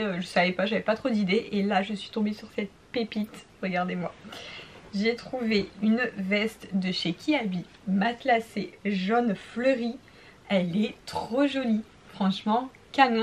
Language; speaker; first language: French; native; French